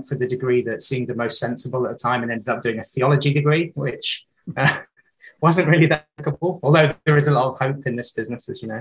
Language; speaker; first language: English; native; English